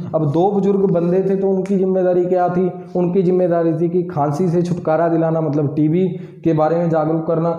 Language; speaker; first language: Hindi; native; Hindi